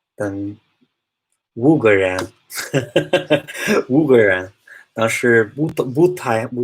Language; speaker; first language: Chinese; non-native, learner; English